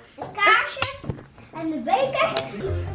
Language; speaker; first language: Dutch; early bilingual, other home language; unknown